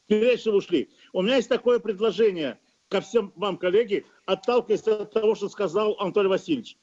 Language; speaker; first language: Russian; native; Russian